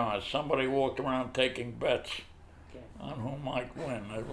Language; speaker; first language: English; early bilingual, other home language; Yiddish